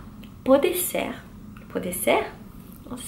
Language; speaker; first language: Portuguese; non-native, learner; French